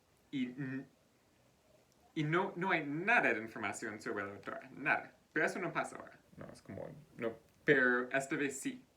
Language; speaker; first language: Spanish; non-native, fluent; English